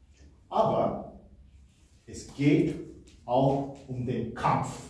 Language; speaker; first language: German; non-native, fluent; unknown